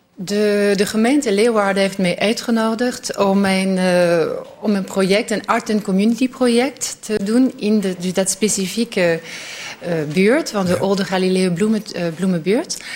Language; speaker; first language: Dutch; non-native, fluent; French